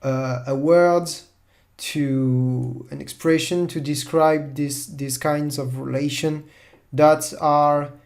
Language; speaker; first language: English; non-native, fluent; French